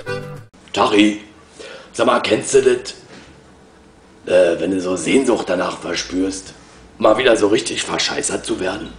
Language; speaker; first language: German; native; German